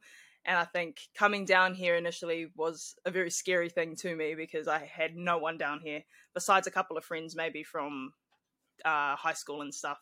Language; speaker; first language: English; native; English